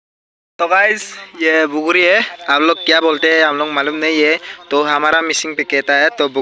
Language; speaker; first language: Hindi; non-native, local second language; Mising